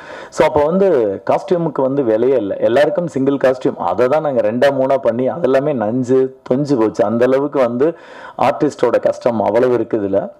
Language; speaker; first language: Tamil; native; Tamil